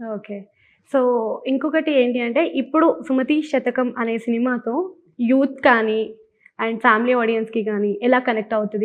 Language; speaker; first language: Telugu; native; Telugu